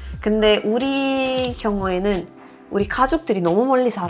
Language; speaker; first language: Korean; non-native, fluent; Swedish